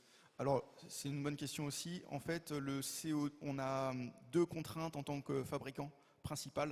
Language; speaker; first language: French; native; French